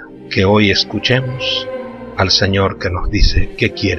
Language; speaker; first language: Spanish; native; Spanish